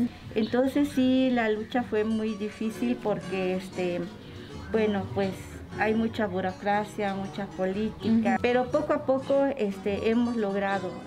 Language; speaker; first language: Spanish; non-native, local second language; Zapotec